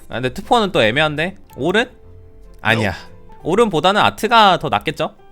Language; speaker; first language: Korean; native; Korean